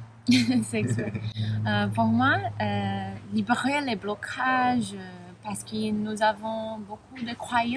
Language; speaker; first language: French; non-native, learner; Spanish